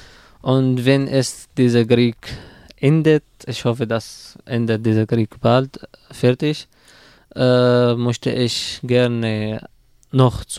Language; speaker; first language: German; non-native, learner; Arabic